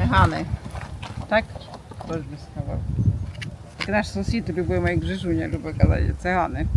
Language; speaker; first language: Polish; non-native, learner; Ukrainian